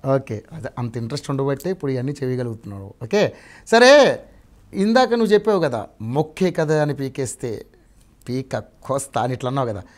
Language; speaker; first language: Telugu; native; Telugu